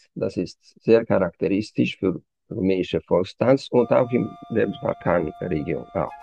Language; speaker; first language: German; non-native, fluent; Romanian